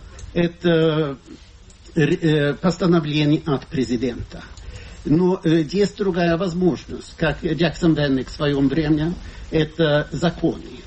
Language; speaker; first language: Russian; non-native, fluent; Swedish